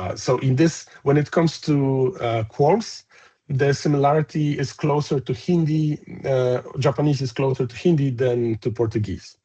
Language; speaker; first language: English; non-native, fluent; Polish